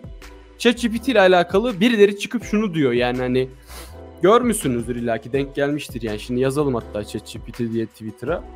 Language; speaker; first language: Turkish; native; Turkish